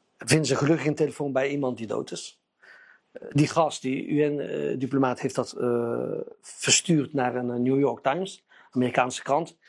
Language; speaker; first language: Dutch; early bilingual, other home language; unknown